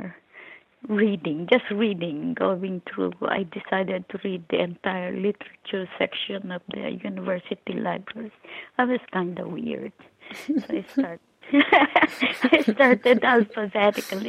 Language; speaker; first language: English; non-native, local second language; Filipino